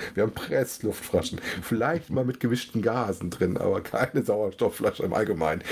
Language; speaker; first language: German; native; German